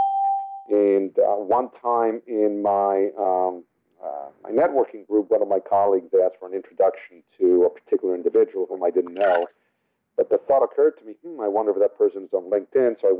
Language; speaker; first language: English; non-native, fluent; Spanish